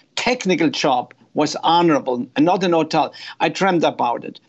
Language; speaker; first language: English; non-native, fluent; German